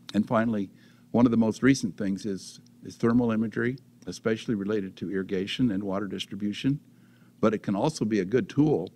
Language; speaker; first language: English; native; English